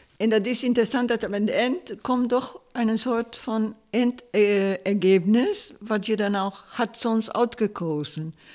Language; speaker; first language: Dutch; non-native, fluent; Spanish